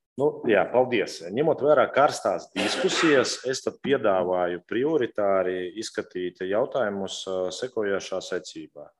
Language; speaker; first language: Latvian; non-native, local second language; Russian